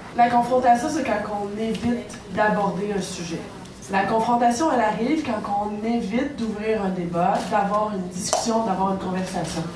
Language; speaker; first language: French; native; French